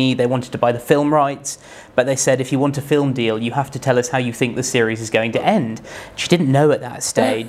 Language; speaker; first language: English; native; English